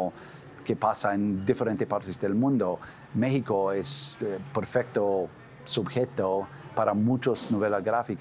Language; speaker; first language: Spanish; non-native, fluent; English